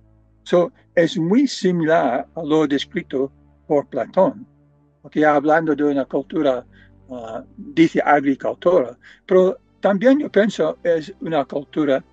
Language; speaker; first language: Spanish; non-native, fluent; English